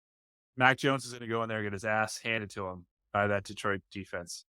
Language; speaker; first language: English; native; English